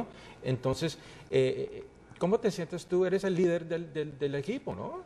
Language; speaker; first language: Spanish; native; Spanish